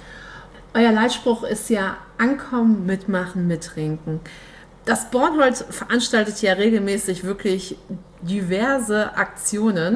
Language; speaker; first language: German; native; German